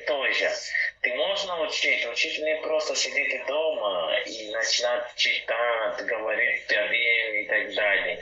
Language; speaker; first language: Russian; non-native, learner; Portuguese